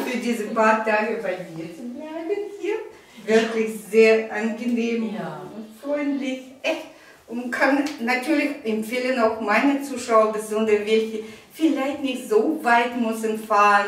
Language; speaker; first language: German; non-native, fluent; Russian